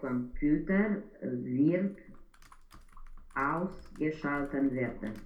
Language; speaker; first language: German; non-native, learner; Romanian